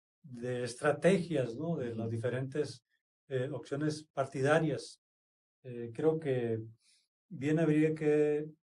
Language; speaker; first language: Spanish; native; Spanish